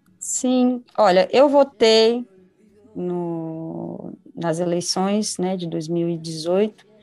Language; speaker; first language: Portuguese; native; Portuguese